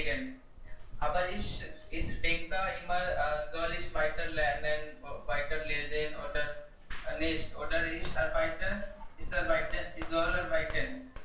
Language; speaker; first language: German; non-native, learner; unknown